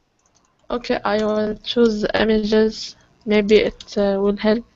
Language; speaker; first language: English; non-native, learner; Arabic